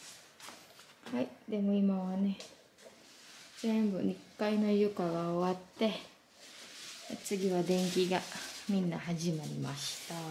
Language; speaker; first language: Japanese; non-native, learner; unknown